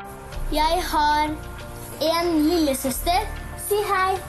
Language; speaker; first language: Norwegian; early bilingual, heritage; Japanese